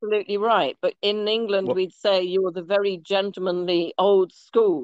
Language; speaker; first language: English; native; English